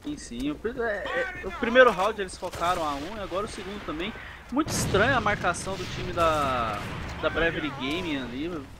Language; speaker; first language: Portuguese; native; Portuguese